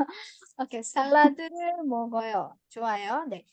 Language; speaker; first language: Korean; non-native, fluent; Indonesian